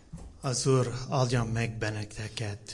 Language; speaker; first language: Hungarian; non-native, learner; English